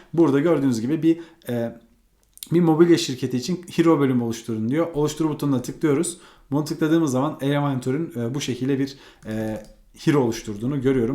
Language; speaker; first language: Turkish; native; Turkish